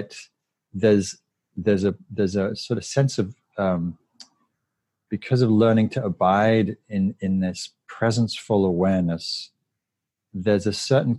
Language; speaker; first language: English; native; English